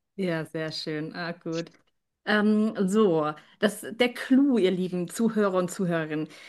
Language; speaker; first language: German; native; German